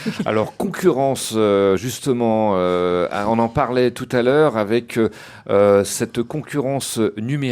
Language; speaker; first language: French; native; French